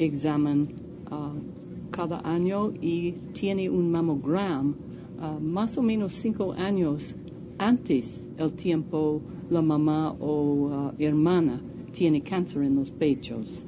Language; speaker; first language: Spanish; non-native, learner; English